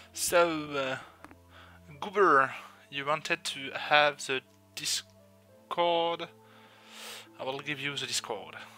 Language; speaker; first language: English; non-native, learner; French